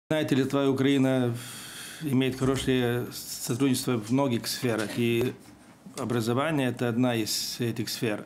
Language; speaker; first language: Russian; non-native, fluent; Lithuanian